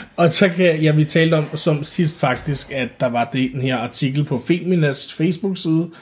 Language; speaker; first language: Danish; native; Danish